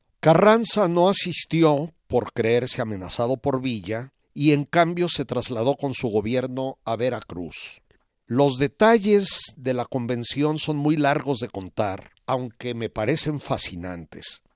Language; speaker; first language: Spanish; native; Spanish